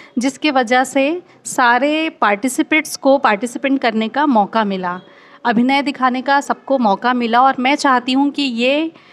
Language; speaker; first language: Hindi; native; Hindi